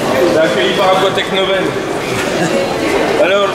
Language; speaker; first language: French; native; French